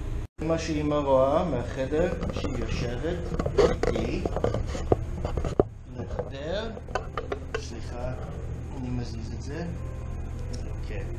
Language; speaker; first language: Hebrew; early bilingual, heritage; English